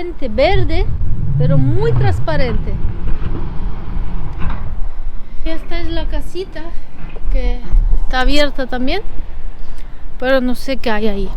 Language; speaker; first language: Spanish; non-native, fluent; Russian